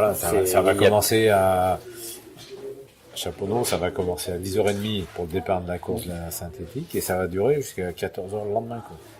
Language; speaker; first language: French; native; French